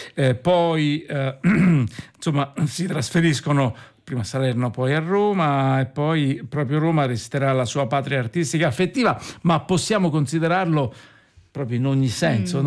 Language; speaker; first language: Italian; native; Italian